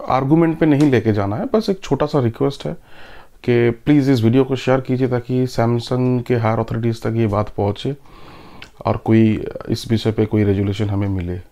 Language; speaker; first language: Hindi; native; Hindi